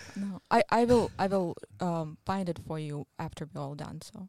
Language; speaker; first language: English; non-native, fluent; Russian